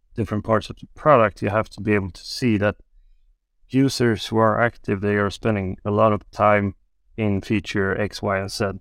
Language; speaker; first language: English; non-native, fluent; Swedish